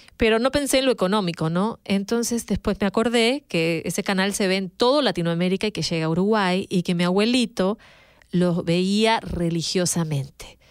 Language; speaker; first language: Spanish; native; Spanish